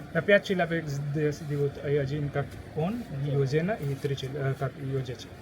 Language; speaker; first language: Russian; non-native, learner; Hindi